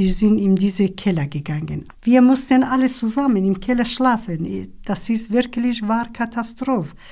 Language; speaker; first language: German; non-native, learner; Kurdish